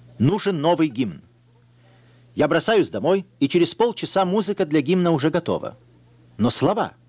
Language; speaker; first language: Russian; native; Russian